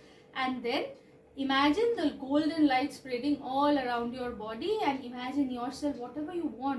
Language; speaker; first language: English; non-native, local second language; Bangla